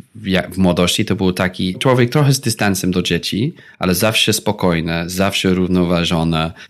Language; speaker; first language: Polish; non-native, fluent; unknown